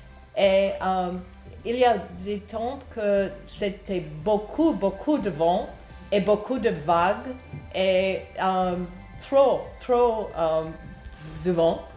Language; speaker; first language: French; non-native, learner; English